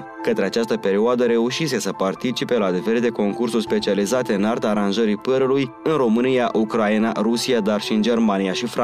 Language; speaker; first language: Romanian; native; Romanian